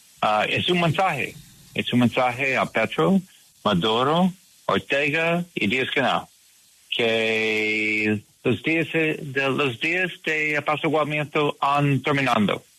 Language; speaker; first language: Spanish; non-native, learner; English